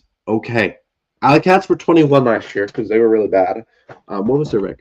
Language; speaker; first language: English; native; English